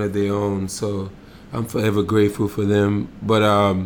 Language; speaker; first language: English; native; English